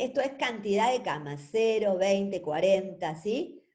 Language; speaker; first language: Spanish; native; Spanish